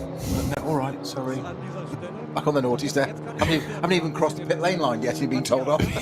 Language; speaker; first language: English; native; English